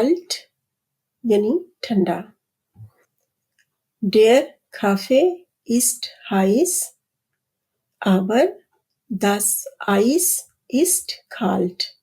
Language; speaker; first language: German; non-native, fluent; Urdu